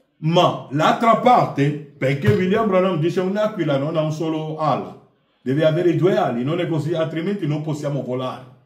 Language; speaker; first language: Italian; non-native, fluent; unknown